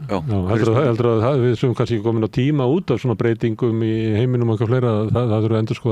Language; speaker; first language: Icelandic; native; Icelandic